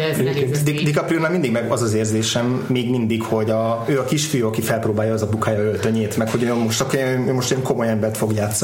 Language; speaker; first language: Hungarian; native; Hungarian